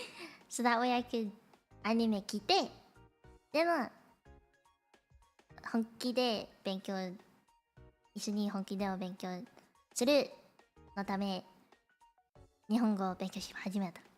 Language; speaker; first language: Japanese; non-native, learner; Cantonese